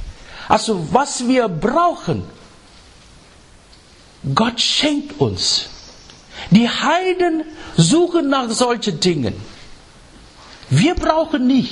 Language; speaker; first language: German; non-native, fluent; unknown